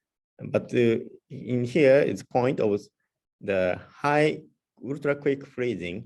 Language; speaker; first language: English; non-native, learner; Japanese